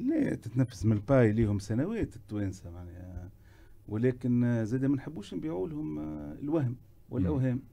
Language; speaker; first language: Arabic; native; Arabic